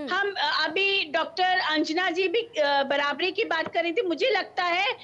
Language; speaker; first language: Hindi; native; Hindi